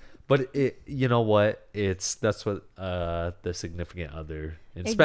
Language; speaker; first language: English; native; English